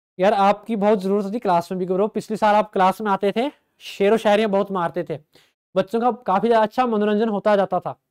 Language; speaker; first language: Hindi; native; Hindi